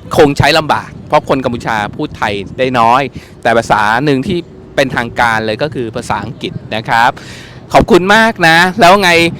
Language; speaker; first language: Thai; native; Thai